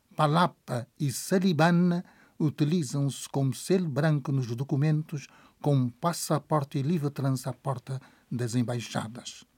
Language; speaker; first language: Portuguese; non-native, local second language; Kabuverdianu